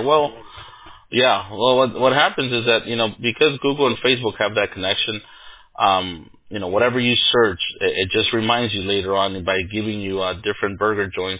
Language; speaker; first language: English; early bilingual, other home language; Spanish